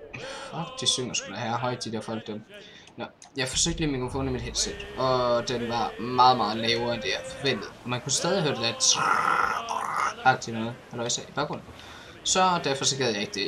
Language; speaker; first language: Danish; native; Danish